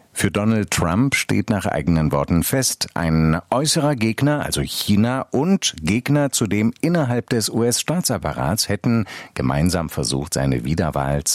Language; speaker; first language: German; native; German